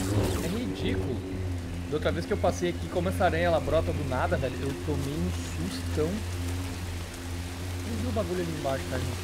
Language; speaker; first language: Portuguese; native; Portuguese